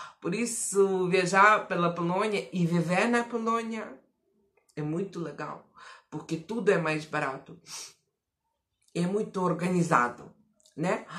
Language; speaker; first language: Portuguese; non-native, fluent; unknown